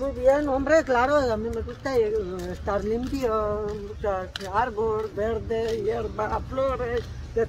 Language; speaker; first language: Spanish; non-native, fluent; Romanian